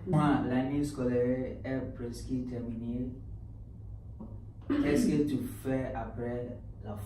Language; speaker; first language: French; non-native, learner; English